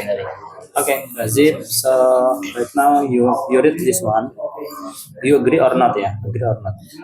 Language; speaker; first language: English; non-native, learner; Indonesian